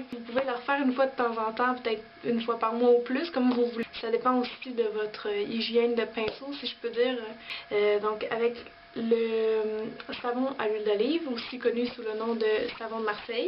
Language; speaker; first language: French; native; French